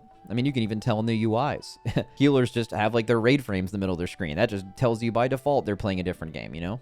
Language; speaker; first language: English; native; English